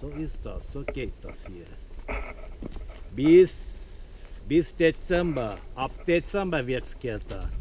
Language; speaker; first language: German; non-native, fluent; Turkish